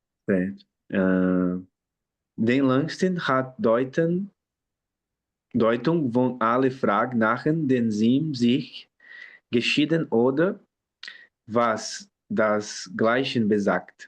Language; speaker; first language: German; non-native, learner; Portuguese